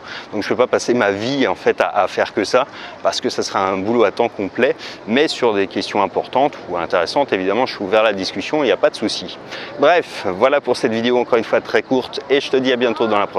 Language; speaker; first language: French; native; French